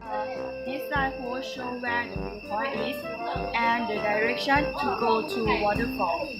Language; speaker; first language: English; non-native, learner; Thai